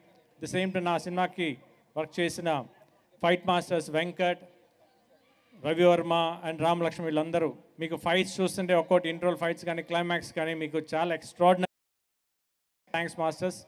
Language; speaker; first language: Telugu; native; Telugu